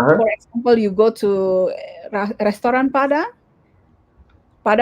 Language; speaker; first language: English; non-native, learner; Indonesian